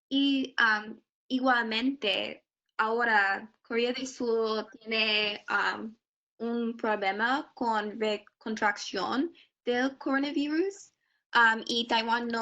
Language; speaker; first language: Spanish; non-native, learner; English